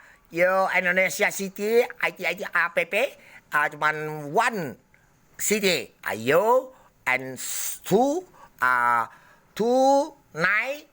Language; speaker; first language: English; non-native, learner; Indonesian